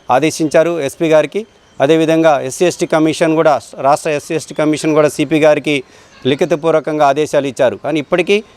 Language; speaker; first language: Telugu; non-native, local second language; Lambadi